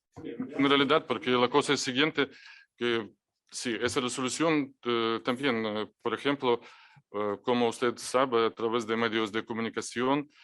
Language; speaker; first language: Spanish; non-native, fluent; Ukrainian